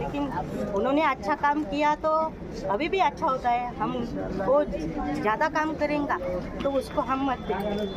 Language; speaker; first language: Hindi; non-native, local second language; Marathi